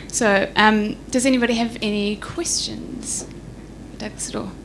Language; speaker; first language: English; native; English